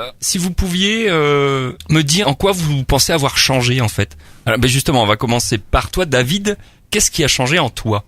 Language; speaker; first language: French; native; French